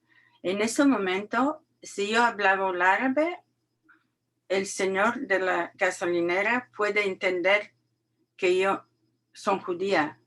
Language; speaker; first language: Spanish; non-native, learner; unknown